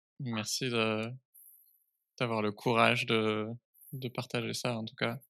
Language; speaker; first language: French; native; French